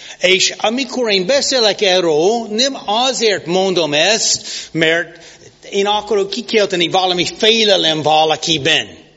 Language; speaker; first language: Hungarian; non-native, learner; English